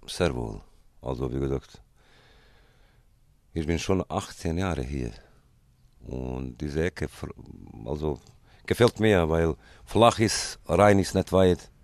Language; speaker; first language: German; non-native, fluent; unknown